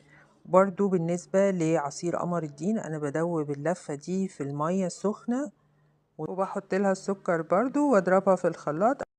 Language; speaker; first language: Arabic; native; Arabic